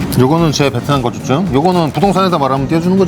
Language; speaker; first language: Korean; native; Korean